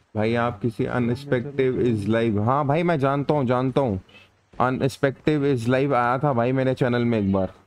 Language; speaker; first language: Hindi; native; Hindi